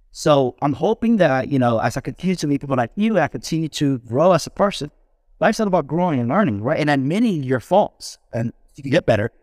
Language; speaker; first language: English; early bilingual, other home language; Spanish